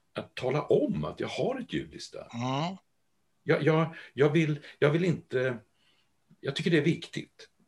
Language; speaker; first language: Swedish; native; Swedish